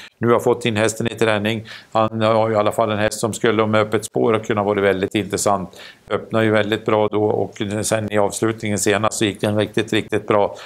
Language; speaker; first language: Swedish; native; Swedish